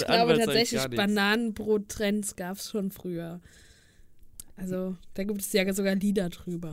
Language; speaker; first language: German; native; German